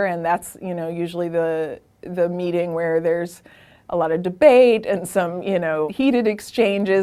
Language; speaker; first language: English; native; English